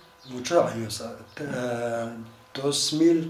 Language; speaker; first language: Spanish; non-native, learner; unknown